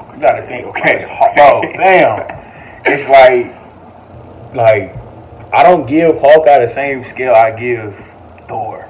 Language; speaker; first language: English; native; English